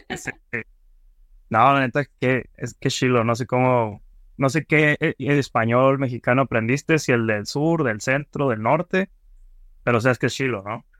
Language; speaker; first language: Spanish; native; Spanish